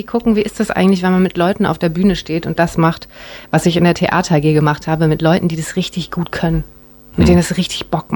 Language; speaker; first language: German; native; German